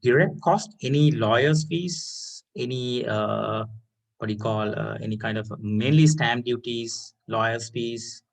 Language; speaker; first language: English; non-native, local second language; Sinhala